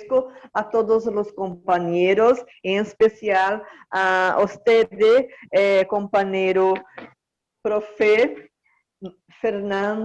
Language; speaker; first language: Spanish; non-native, learner; Portuguese